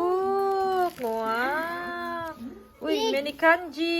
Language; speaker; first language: English; non-native, local second language; Filipino